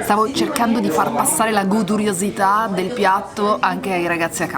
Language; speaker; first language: Italian; native; Italian